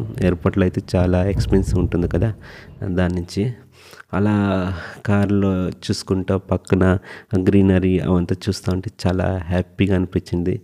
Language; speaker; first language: Telugu; native; Telugu